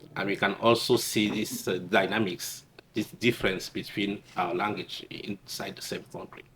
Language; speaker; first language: English; non-native, local second language; French